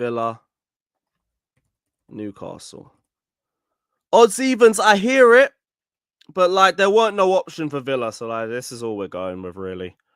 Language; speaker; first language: English; native; English